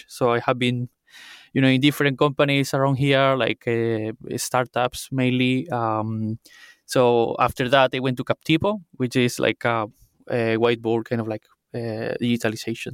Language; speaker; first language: English; non-native, fluent; Spanish